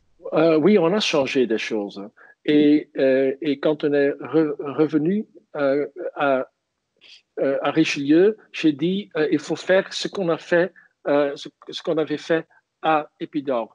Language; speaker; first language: French; non-native, fluent; Dutch